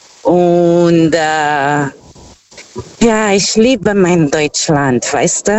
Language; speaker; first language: German; non-native, fluent; Portuguese